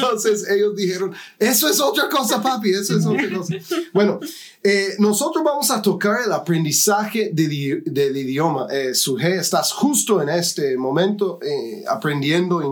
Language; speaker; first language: Spanish; non-native, fluent; English